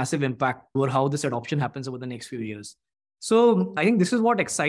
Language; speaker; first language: English; non-native, local second language; Hindi